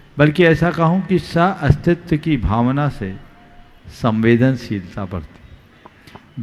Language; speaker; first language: Hindi; native; Hindi